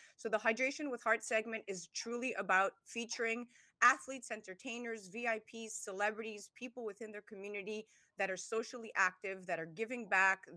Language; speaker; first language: English; native; English